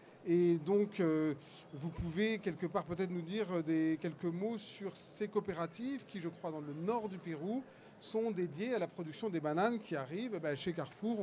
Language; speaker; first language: French; native; French